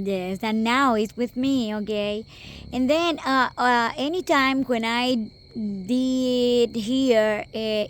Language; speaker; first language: English; non-native, local second language; Spanish